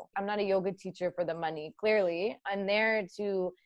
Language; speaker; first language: English; native; English